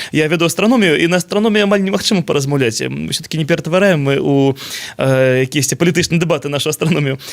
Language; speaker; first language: Belarusian; non-native, local second language; Russian